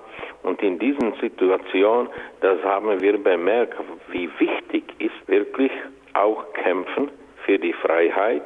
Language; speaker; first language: German; non-native, fluent; Czech